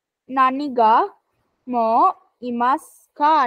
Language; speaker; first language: Japanese; non-native, learner; Sinhala